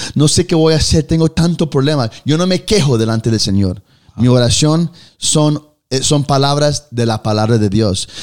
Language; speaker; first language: Spanish; early bilingual, heritage; Spanish